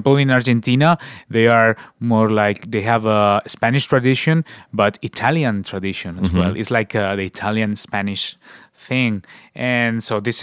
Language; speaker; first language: English; non-native, fluent; Spanish